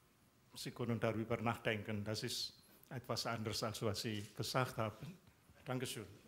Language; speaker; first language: German; non-native, fluent; Indonesian